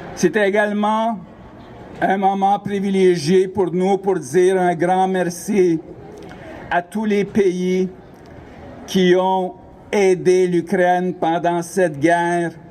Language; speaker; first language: French; non-native, local second language; Ukrainian